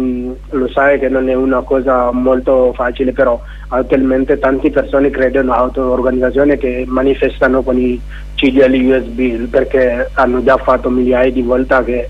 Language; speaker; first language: Italian; non-native, learner; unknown